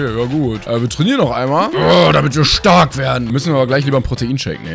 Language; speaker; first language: German; native; German